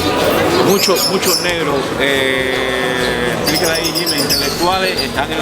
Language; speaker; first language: Spanish; native; Spanish